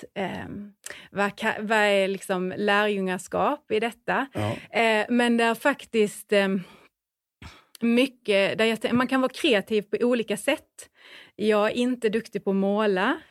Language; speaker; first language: Swedish; native; Swedish